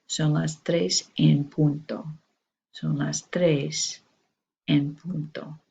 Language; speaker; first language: Spanish; non-native, fluent; English